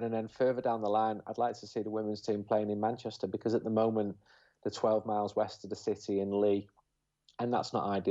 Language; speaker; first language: English; native; English